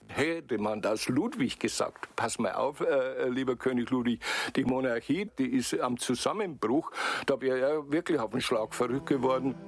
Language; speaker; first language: German; native; German